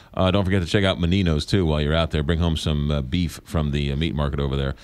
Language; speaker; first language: English; native; English